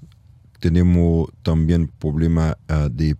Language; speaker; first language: Spanish; non-native, learner; French